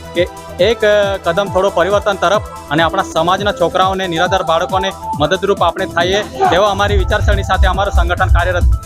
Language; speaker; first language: Gujarati; non-native, local second language; Bhili